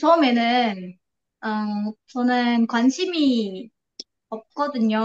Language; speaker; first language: Korean; non-native, learner; Indonesian